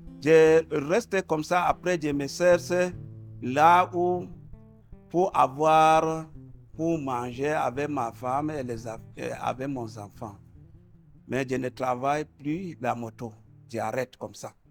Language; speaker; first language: French; non-native, local second language; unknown